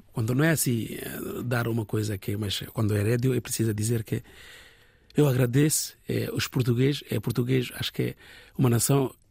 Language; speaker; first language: Portuguese; non-native, learner; Bangla